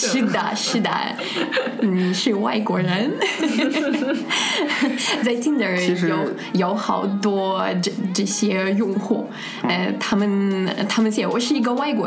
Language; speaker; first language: Chinese; non-native, fluent; Russian